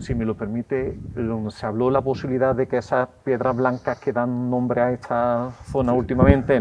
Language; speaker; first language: Spanish; native; Spanish